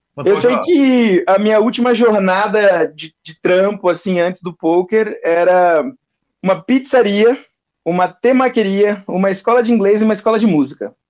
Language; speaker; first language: Portuguese; native; Portuguese